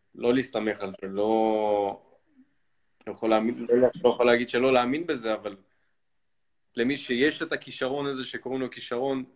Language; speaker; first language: Hebrew; early bilingual, other home language; Russian